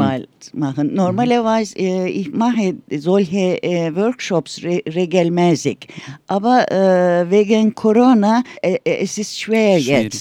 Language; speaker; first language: German; non-native, learner; Turkish